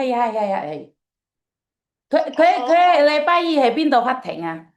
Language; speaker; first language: Cantonese; non-native, fluent; Indonesian